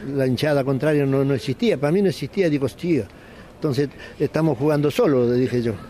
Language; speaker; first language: Spanish; native; Spanish